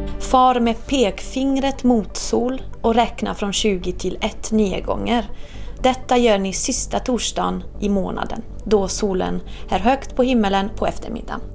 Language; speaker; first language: Swedish; non-native, fluent; Italian